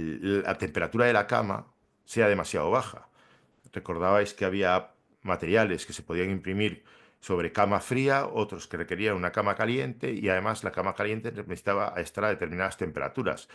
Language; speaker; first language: Spanish; native; Spanish